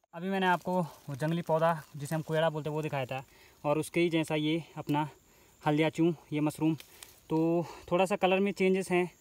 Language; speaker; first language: Hindi; native; Hindi